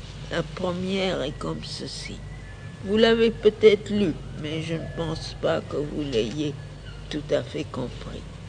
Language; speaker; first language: French; native; French